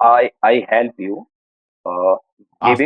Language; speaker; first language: English; non-native, learner; Hindi